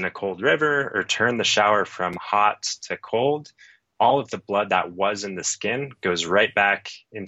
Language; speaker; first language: English; native; English